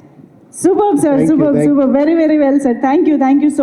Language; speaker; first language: Telugu; native; Telugu